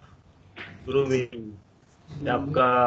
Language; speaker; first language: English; non-native, learner; Hindi